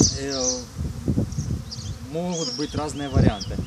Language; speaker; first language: Russian; non-native, local second language; Ukrainian